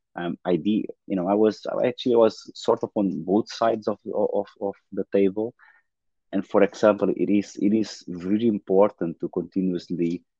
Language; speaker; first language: English; non-native, fluent; Portuguese